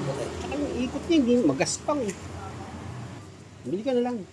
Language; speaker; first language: Filipino; native; Filipino